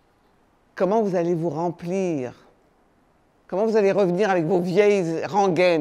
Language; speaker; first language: French; native; French